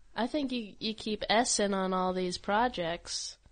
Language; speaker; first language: English; native; English